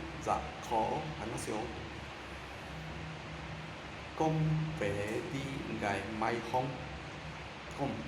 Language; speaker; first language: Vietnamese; non-native, learner; Japanese